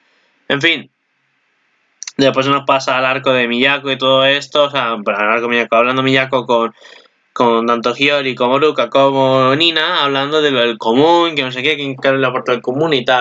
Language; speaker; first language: Spanish; native; Spanish